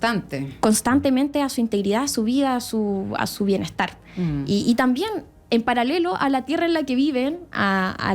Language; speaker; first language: Spanish; native; Spanish